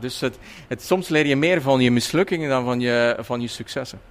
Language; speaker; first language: Dutch; native; Dutch